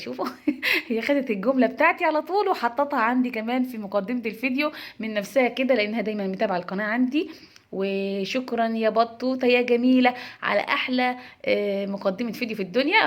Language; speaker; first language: Arabic; native; Arabic